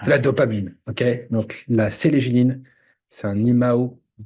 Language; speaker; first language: French; native; French